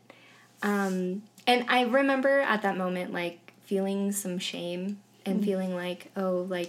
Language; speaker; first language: English; native; English